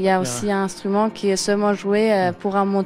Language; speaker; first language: French; non-native, learner; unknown